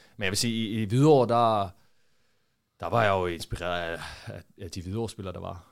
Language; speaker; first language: Danish; early bilingual, other home language; Portuguese